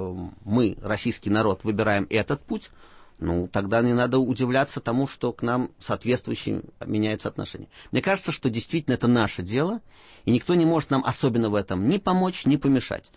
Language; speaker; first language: Russian; native; Russian